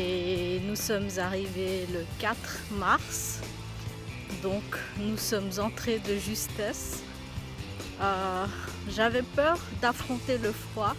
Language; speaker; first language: French; non-native, fluent; Bangla